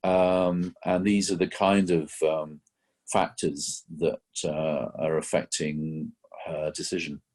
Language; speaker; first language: English; native; English